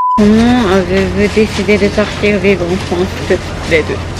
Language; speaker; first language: French; non-native, learner; Japanese